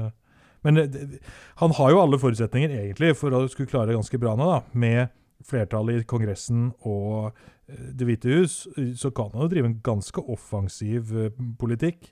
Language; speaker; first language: Norwegian; native; Norwegian